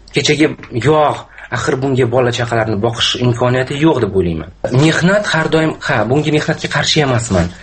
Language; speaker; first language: Uzbek; native; Uzbek